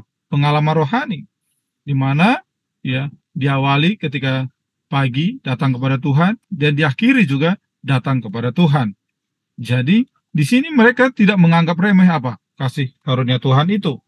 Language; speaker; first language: Indonesian; native; Indonesian